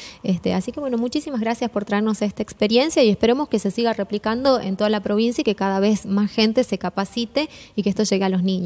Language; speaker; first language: Spanish; native; Spanish